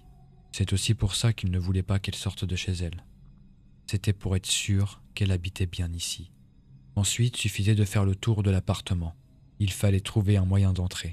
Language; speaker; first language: French; native; French